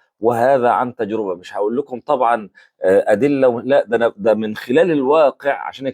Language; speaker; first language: Arabic; native; Arabic